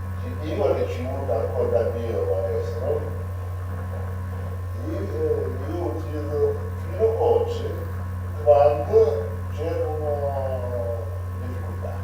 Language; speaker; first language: Italian; non-native, learner; Russian